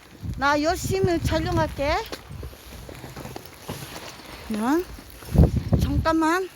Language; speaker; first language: Korean; non-native, learner; Filipino